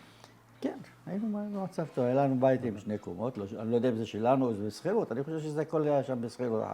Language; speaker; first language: Hebrew; early bilingual, other home language; Arabic